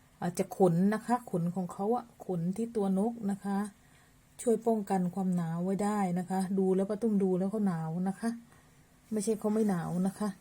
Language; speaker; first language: Thai; native; Thai